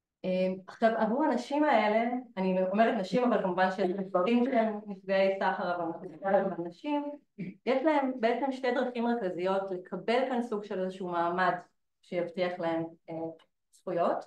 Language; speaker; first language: Hebrew; native; Hebrew